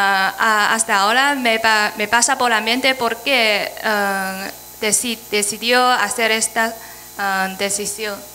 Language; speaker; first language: Spanish; non-native, fluent; Chinese